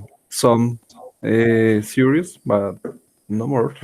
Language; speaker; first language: English; non-native, learner; Spanish